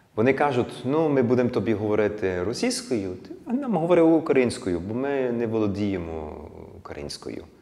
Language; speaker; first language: Ukrainian; early bilingual, heritage; Ukrainian